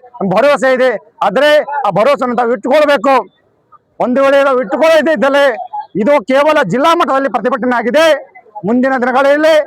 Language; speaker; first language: Kannada; non-native, local second language; Lambadi